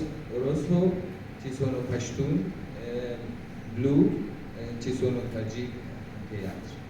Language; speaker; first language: Italian; non-native, learner; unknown